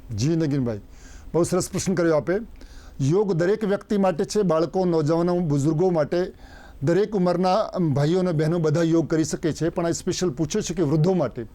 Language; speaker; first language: Gujarati; non-native, local second language; Hindi